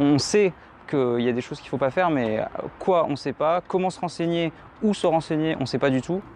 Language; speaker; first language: French; native; French